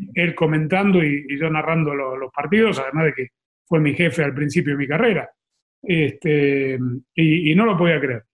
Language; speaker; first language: Spanish; native; Spanish